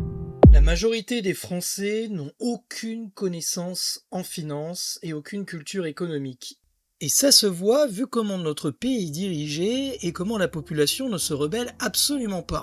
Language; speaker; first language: French; native; French